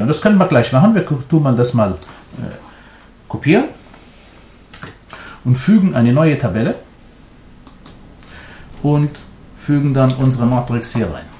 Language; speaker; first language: German; non-native, fluent; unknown